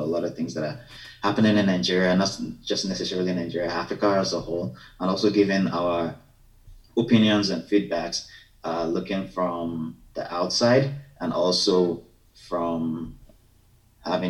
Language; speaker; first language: English; non-native, local second language; Yoruba